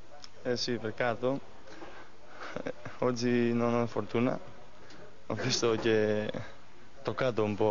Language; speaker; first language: Italian; non-native, learner; Greek